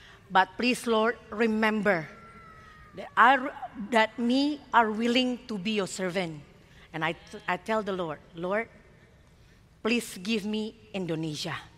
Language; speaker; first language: English; non-native, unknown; Indonesian